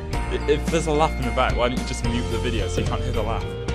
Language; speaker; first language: English; native; English